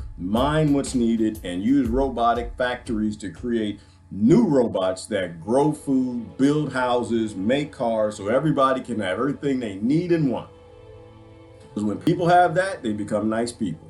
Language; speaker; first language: English; native; English